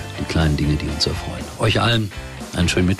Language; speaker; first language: German; native; German